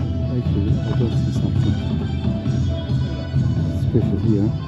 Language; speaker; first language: English; non-native, learner; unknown